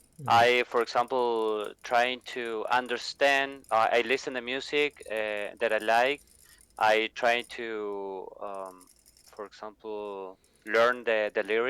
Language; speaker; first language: English; non-native, learner; Spanish